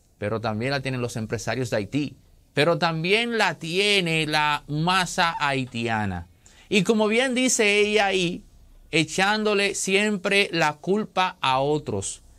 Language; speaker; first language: Spanish; native; Spanish